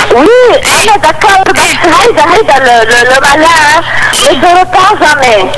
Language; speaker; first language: French; non-native, local second language; Arabic